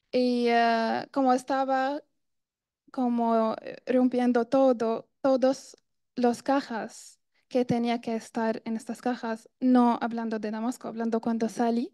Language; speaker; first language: Spanish; non-native, fluent; Arabic